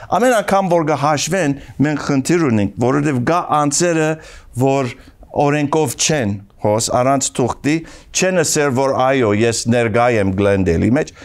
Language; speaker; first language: Armenian; early bilingual, heritage; Armenian